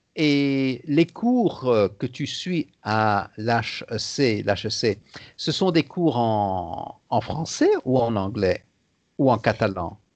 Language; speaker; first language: French; native; French